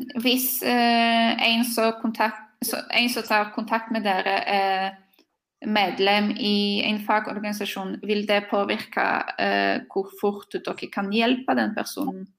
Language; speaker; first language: Norwegian; non-native, fluent; Polish